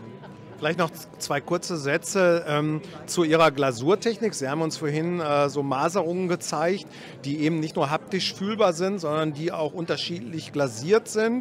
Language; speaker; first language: German; native; German